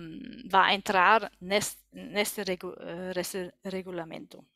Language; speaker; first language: Spanish; non-native, learner; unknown